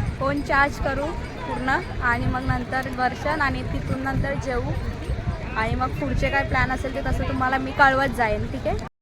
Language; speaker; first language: Marathi; native; Marathi